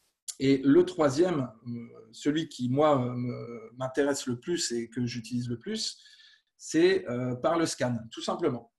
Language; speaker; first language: French; native; French